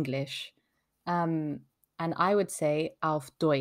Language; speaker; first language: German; non-native, learner; French